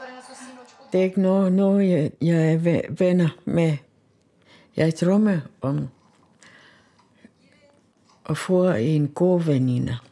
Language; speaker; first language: Danish; non-native, learner; Bosnian